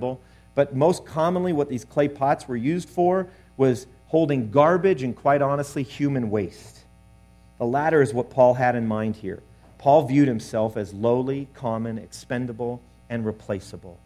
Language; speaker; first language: English; native; English